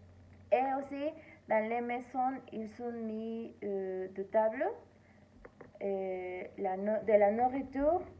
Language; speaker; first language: French; non-native, learner; Spanish